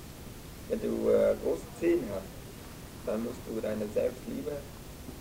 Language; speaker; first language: German; non-native, fluent; Vietnamese